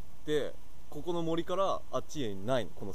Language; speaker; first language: Japanese; native; Japanese